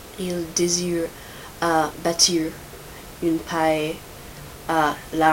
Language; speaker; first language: French; non-native, learner; English